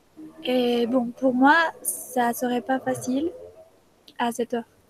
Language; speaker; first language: French; non-native, fluent; Spanish